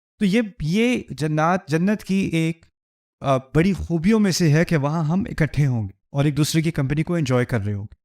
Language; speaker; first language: Urdu; early bilingual, heritage; Urdu